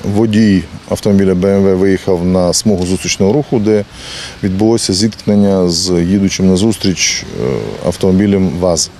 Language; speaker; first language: Ukrainian; native; Ukrainian